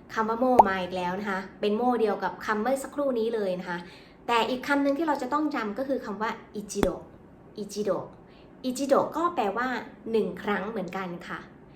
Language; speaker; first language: Thai; native; Thai